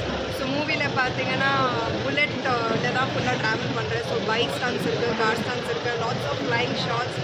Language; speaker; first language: Tamil; non-native, local second language; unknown